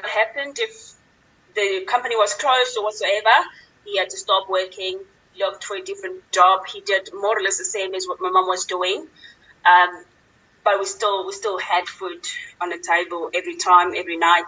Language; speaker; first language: English; non-native, local second language; Zulu